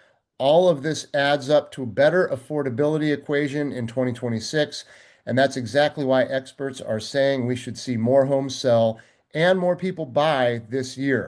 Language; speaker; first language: English; native; English